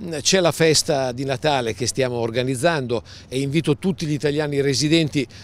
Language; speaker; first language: Italian; native; Italian